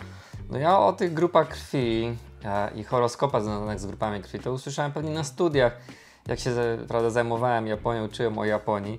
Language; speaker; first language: Polish; native; Polish